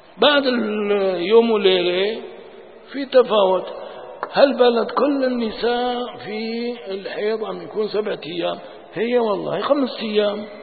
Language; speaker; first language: Arabic; non-native, local second language; Kurdish